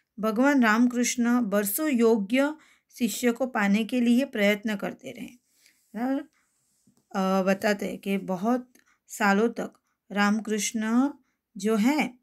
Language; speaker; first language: Hindi; non-native, local second language; Gujarati